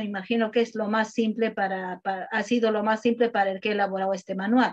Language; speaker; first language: Spanish; non-native, local second language; Quechua